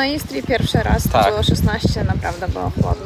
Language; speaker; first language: Polish; non-native, learner; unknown